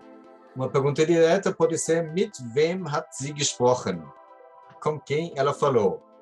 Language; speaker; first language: Portuguese; non-native, fluent; German